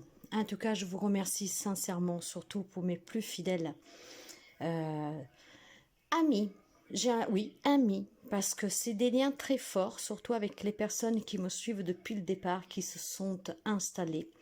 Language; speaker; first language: French; non-native, fluent; Italian